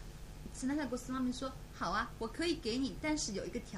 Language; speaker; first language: Chinese; native; Chinese